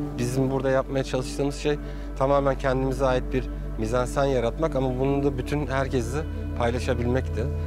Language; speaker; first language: Turkish; native; Turkish